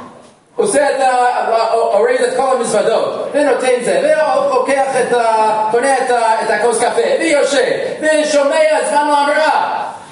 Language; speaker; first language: Hebrew; non-native, fluent; English